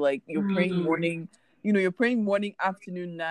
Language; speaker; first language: English; non-native, local second language; Igbo